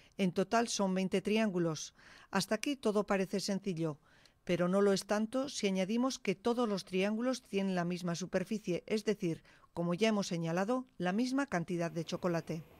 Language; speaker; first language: Spanish; native; Spanish